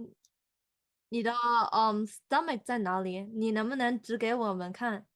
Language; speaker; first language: Chinese; early bilingual, heritage; English